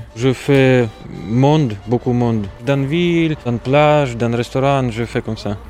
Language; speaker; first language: French; non-native, fluent; Latvian